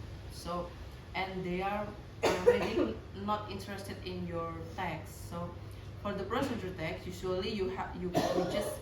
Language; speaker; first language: English; non-native, learner; Indonesian